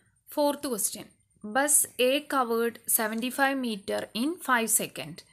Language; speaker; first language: English; non-native, local second language; Malayalam